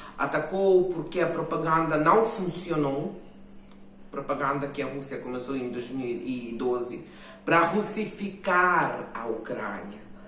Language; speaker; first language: Portuguese; non-native, fluent; Ukrainian